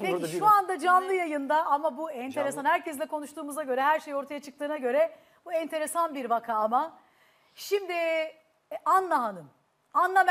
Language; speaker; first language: Turkish; native; Turkish